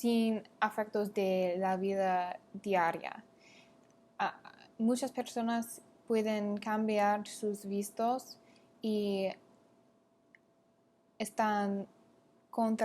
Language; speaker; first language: Spanish; non-native, learner; English